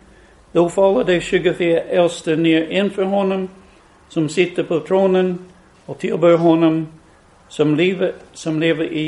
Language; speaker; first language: Swedish; non-native, fluent; English